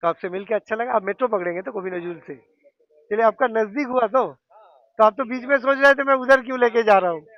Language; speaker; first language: Hindi; non-native, local second language; Bangla